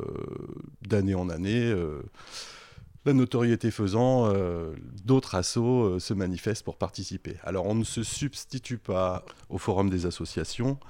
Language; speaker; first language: French; native; French